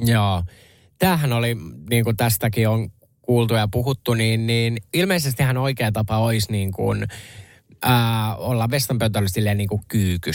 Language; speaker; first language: Finnish; native; Finnish